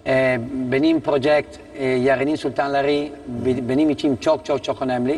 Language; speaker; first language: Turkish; non-native, learner; Italian